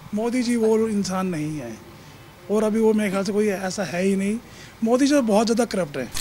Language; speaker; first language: Hindi; native; Hindi